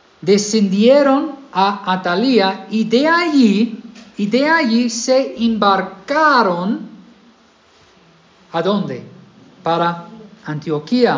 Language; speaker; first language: Spanish; non-native, fluent; English